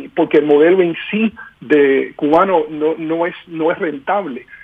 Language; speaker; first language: Spanish; early bilingual, heritage; Spanish